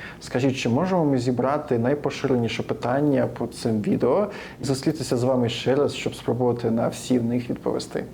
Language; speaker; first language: Ukrainian; native; Ukrainian